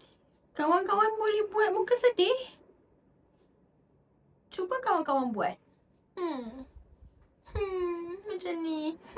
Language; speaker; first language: Malay; native; Malay